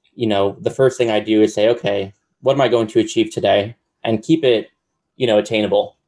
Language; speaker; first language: English; native; English